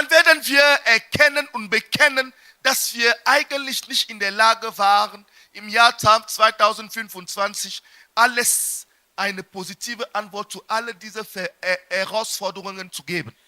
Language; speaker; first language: German; non-native, fluent; French